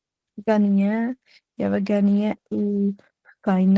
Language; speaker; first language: French; non-native, learner; Punjabi